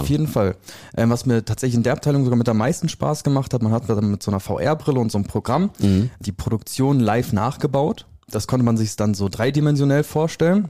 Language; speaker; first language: German; native; German